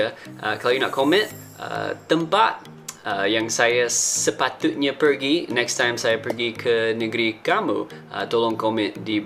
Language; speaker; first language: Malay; non-native, fluent; English